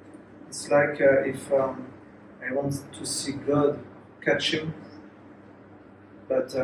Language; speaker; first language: English; non-native, learner; French